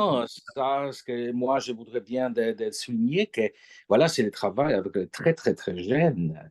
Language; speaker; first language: French; non-native, fluent; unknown